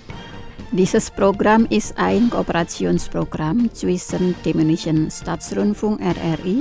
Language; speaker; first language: German; non-native, fluent; Indonesian